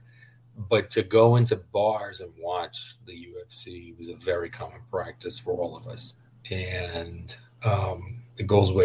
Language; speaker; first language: English; non-native, fluent; Portuguese